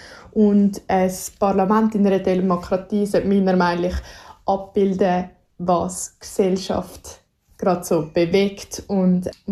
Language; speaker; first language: German; native; German